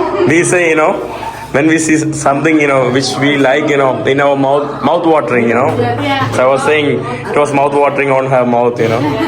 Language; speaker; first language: English; non-native, local second language; Malayalam